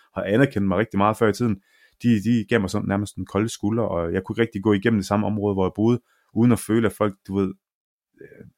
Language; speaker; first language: Danish; early bilingual, other home language; Arabic